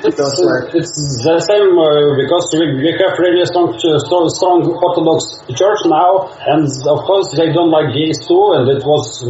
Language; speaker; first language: English; non-native, learner; Russian